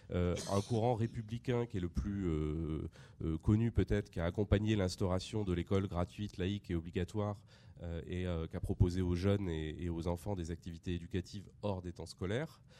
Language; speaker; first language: French; native; French